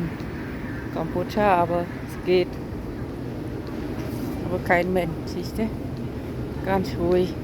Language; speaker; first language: German; non-native, learner; Khmer